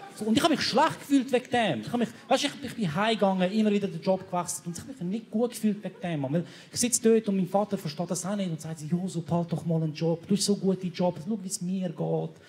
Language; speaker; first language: German; early bilingual, other home language; Croatian